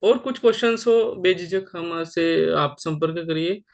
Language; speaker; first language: Hindi; non-native, local second language; Marathi